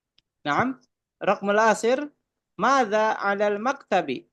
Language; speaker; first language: Arabic; non-native, fluent; Indonesian